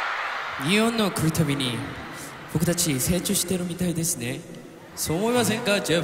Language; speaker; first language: Japanese; non-native, learner; Korean